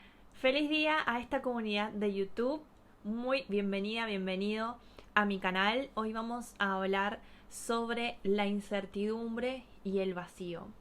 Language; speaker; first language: Spanish; native; Spanish